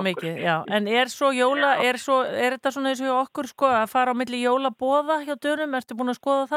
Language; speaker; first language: Icelandic; native; Icelandic